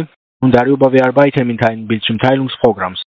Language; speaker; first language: German; non-native, learner; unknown